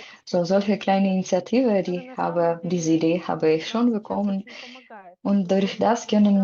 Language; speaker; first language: German; non-native, learner; Russian